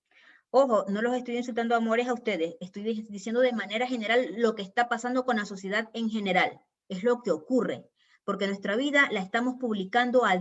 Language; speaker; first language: Spanish; native; Spanish